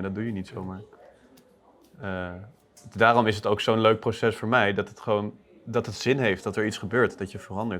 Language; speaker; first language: Dutch; native; Dutch